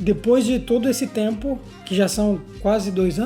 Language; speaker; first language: Portuguese; native; Portuguese